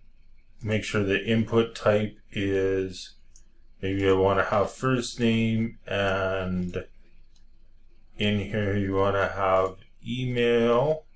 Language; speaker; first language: English; native; English